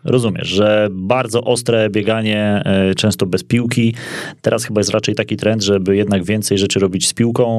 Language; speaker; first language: Polish; native; Polish